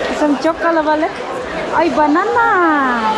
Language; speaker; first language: Turkish; non-native, learner; Indonesian